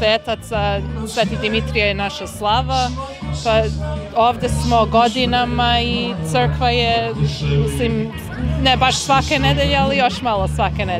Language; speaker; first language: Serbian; early bilingual, heritage; Serbian